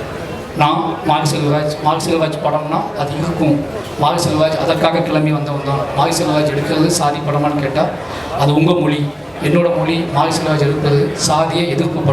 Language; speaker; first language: Tamil; native; Tamil